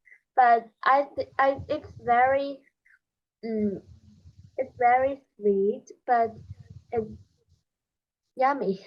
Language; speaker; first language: English; non-native, learner; Chinese